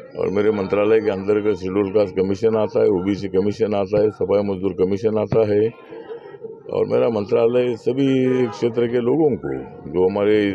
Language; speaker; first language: Hindi; non-native, local second language; Marathi